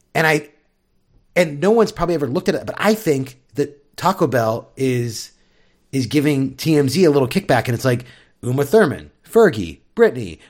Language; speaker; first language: English; native; English